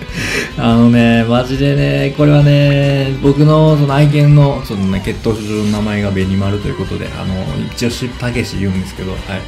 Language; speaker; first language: Japanese; native; Japanese